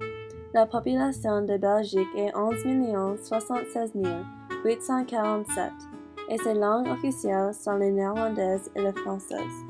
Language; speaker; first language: French; non-native, learner; English